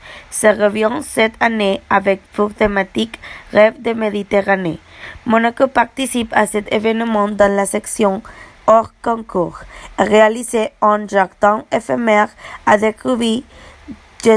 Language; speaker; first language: French; non-native, learner; Spanish